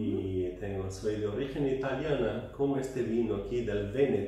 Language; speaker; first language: Spanish; non-native, fluent; Portuguese